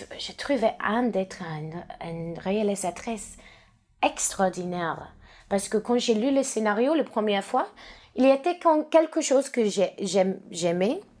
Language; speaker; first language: French; non-native, learner; English